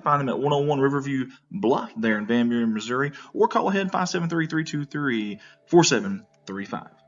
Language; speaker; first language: English; native; English